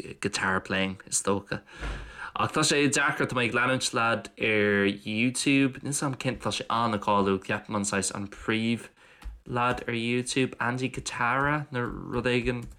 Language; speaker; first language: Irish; non-native, local second language; English